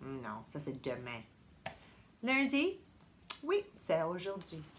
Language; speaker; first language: French; non-native, learner; English